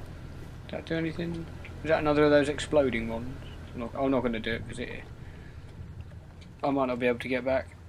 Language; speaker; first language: English; native; English